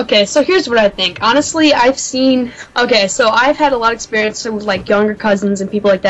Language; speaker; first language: English; native; English